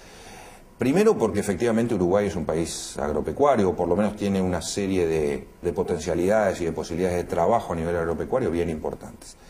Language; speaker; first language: Spanish; native; Spanish